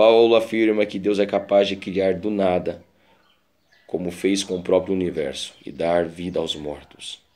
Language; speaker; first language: Portuguese; native; Portuguese